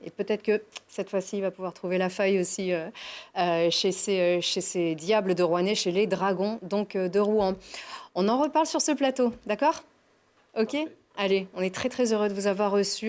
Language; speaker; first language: French; native; French